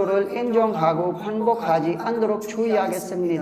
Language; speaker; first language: Korean; non-native, learner; Urdu